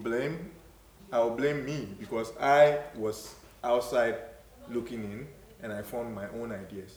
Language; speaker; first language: English; non-native, local second language; Akan